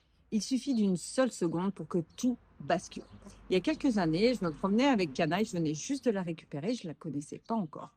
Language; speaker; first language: French; native; French